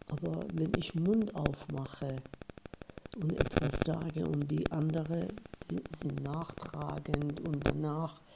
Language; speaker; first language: German; non-native, fluent; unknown